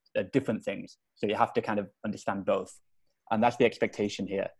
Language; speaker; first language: English; native; English